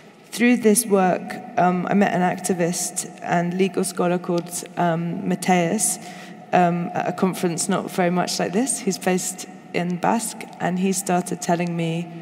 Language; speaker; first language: English; native; English